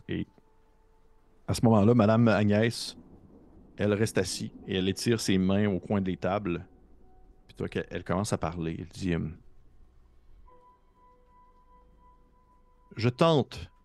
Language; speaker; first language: French; native; French